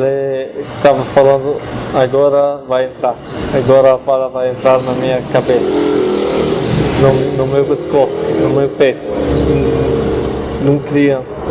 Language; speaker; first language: Portuguese; non-native, fluent; Arabic